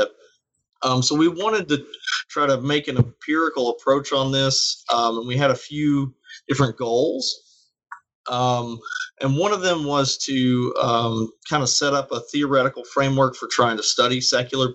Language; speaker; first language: English; native; English